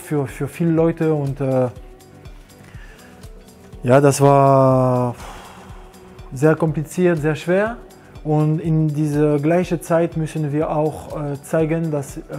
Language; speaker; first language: German; non-native, learner; French